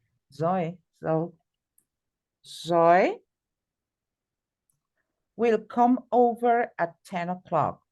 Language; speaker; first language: English; non-native, fluent; Spanish